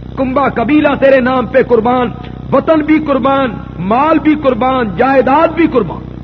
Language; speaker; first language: Urdu; non-native, local second language; Punjabi